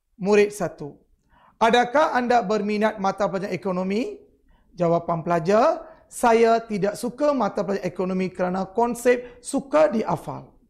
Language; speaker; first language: Malay; non-native, local second language; Tamil